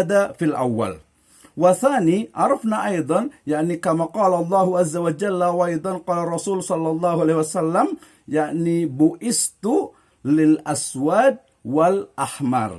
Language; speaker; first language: Arabic; non-native, fluent; Indonesian